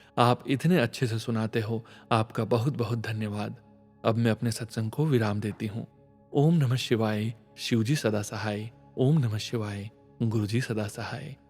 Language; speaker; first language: Hindi; native; Hindi